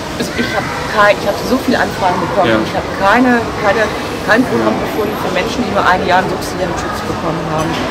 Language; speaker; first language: German; native; German